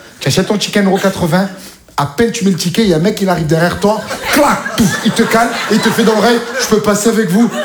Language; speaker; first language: French; native; French